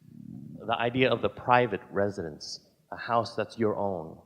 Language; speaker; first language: English; non-native, fluent; Thai